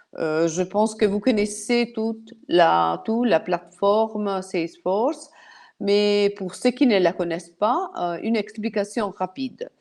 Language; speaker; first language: French; non-native, fluent; Italian